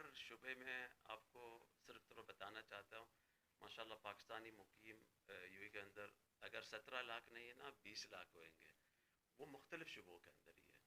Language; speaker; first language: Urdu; non-native, fluent; Arabic